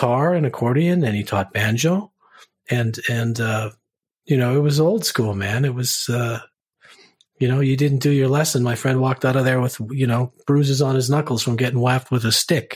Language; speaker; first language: English; native; English